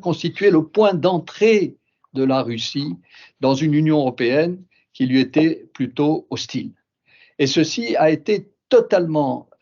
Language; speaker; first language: French; native; French